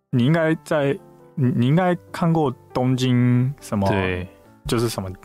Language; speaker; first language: Chinese; non-native, fluent; Japanese